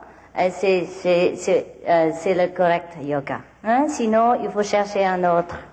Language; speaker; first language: French; non-native, learner; Vietnamese